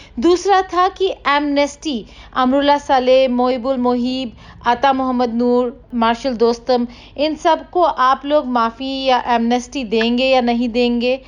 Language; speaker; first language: Urdu; native; Urdu